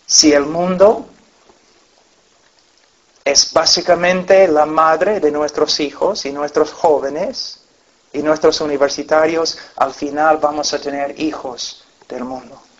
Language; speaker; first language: Spanish; non-native, fluent; English